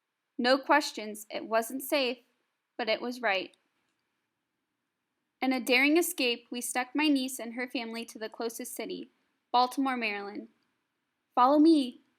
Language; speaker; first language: English; native; English